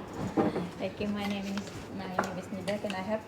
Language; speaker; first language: English; non-native, learner; Indonesian